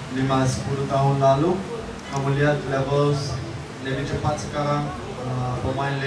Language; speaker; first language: Indonesian; non-native, fluent; Dutch